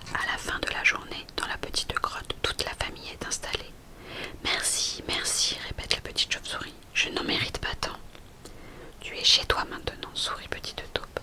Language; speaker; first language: French; native; French